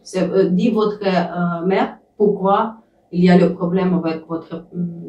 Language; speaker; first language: French; non-native, learner; Russian